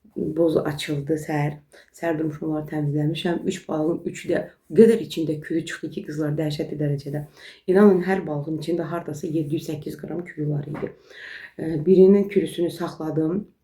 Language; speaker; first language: Azerbaijani; non-native, local second language; Talysh